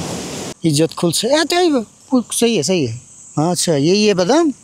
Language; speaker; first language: Hindi; non-native, learner; Bangla